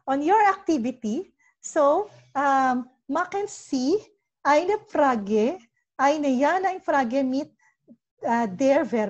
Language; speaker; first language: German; non-native, learner; Filipino